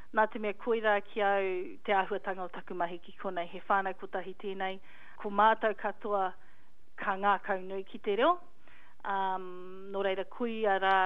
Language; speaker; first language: Māori; non-native, local second language; English